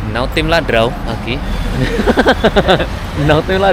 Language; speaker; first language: Portuguese; non-native, learner; Indonesian